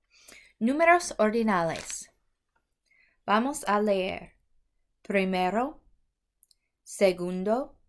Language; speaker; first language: Spanish; non-native, fluent; English